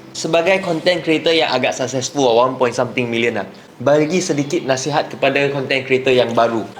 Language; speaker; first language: Malay; non-native, local second language; Chinese